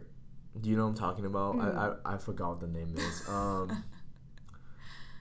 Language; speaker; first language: English; non-native, fluent; Chinese